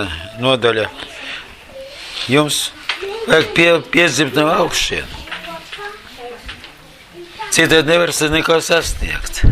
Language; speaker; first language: Latvian; non-native, learner; Russian